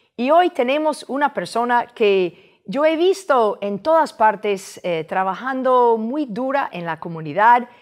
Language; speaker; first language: Spanish; non-native, fluent; English